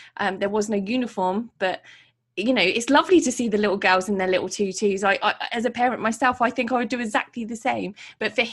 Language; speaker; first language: English; native; English